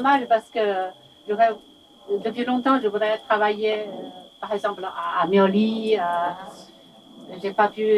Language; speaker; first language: French; non-native, learner; Chinese